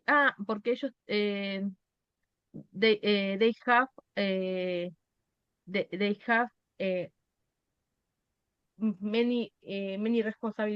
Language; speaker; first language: English; non-native, learner; Spanish